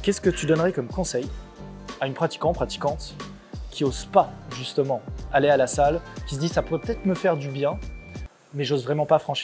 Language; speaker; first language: French; native; French